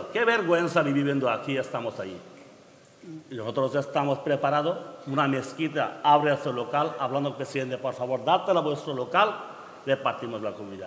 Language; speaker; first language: Spanish; non-native, learner; Bangla